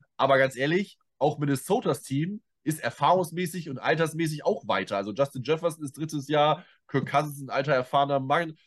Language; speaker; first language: German; native; German